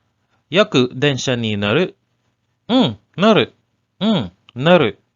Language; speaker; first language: Japanese; non-native, learner; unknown